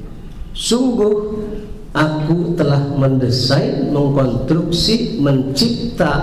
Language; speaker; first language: Indonesian; native; Indonesian